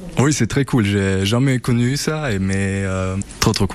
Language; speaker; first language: French; non-native, learner; German